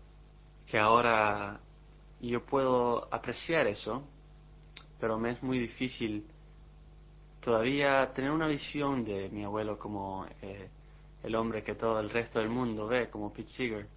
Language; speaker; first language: Spanish; early bilingual, heritage; Spanish